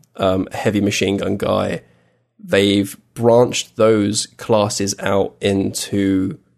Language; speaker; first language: English; native; English